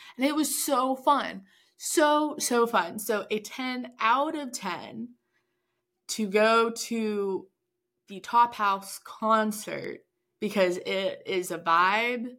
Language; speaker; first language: English; native; English